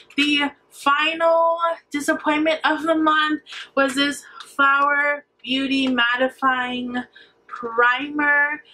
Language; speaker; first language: English; native; English